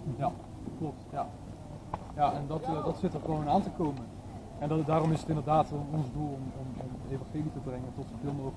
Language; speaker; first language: Dutch; native; Dutch